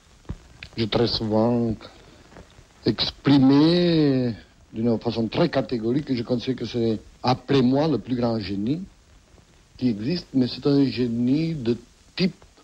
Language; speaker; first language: French; non-native, fluent; Catalan